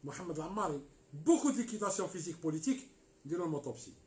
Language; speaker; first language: French; non-native, local second language; Arabic